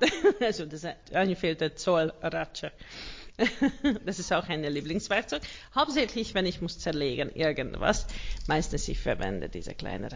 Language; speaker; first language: German; non-native, learner; Hungarian